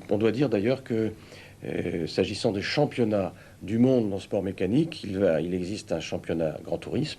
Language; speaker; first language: French; native; French